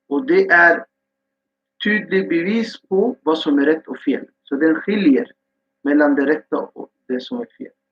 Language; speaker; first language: Swedish; non-native, fluent; Urdu